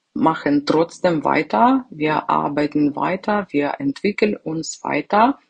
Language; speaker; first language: German; non-native, fluent; Ukrainian